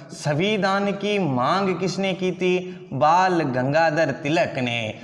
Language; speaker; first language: Hindi; native; Hindi